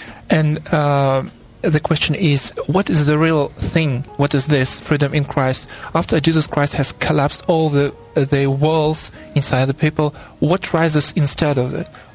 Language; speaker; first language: English; non-native, fluent; Ukrainian